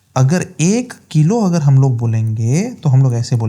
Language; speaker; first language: Hindi; non-native, local second language; Marathi